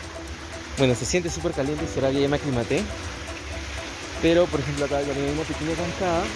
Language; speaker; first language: Spanish; native; Spanish